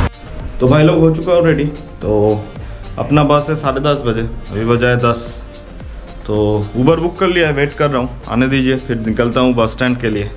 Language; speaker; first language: Hindi; non-native, local second language; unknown